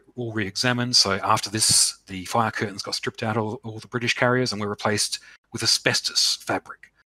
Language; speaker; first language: English; native; English